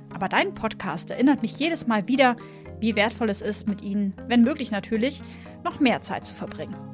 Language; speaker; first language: German; native; German